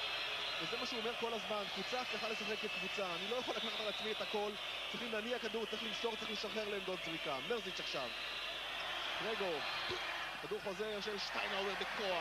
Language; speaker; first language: Hebrew; native; Hebrew